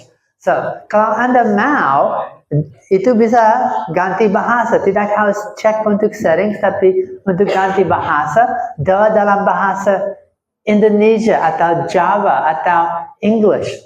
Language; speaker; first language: Indonesian; non-native, fluent; English